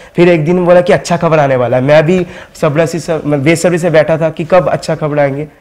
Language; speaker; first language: Hindi; non-native, local second language; Bangla